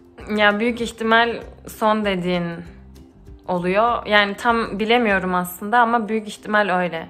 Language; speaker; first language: Turkish; early bilingual, heritage; Turkish